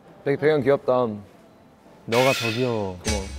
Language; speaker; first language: Korean; native; Korean